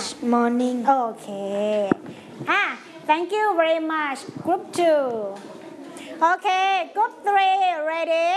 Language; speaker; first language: English; non-native, learner; Thai